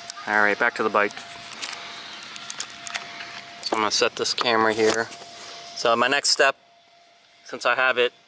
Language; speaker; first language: English; native; English